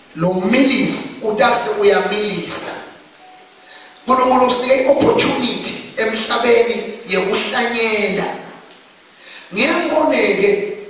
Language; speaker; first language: Zulu; non-native, local second language; Swati